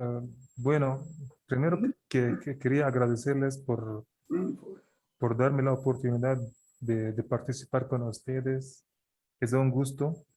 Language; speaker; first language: Spanish; non-native, fluent; Arabic